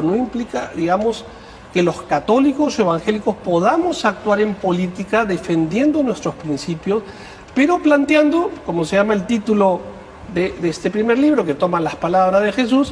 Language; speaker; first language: Spanish; native; Spanish